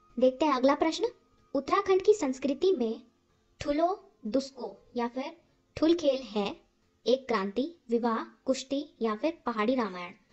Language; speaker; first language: Hindi; native; Hindi